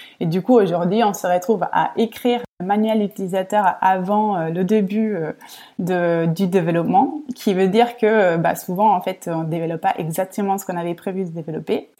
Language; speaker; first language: French; non-native, fluent; Italian